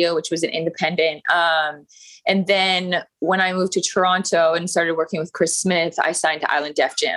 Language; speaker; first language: English; native; English